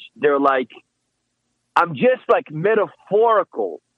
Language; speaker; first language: English; non-native, fluent; Hebrew